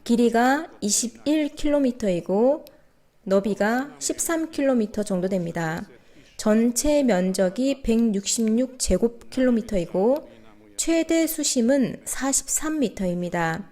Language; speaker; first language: Korean; native; Korean